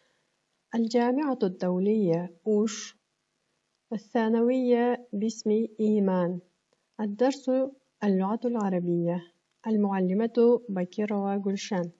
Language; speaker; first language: Arabic; non-native, fluent; Kyrgyz